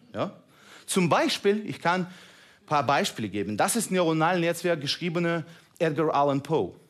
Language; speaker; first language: German; non-native, fluent; Russian